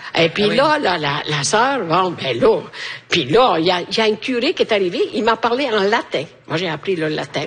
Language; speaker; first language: French; non-native, fluent; Italian